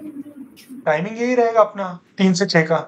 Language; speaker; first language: Hindi; native; Hindi